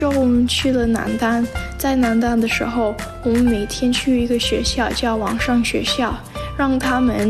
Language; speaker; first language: Chinese; non-native, learner; English